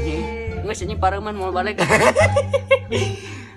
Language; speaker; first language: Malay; non-native, local second language; Sundanese